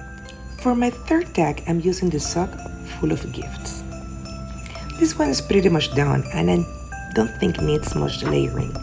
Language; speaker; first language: English; non-native, fluent; Spanish